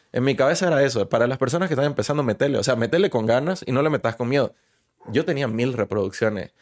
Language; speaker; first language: Spanish; native; Spanish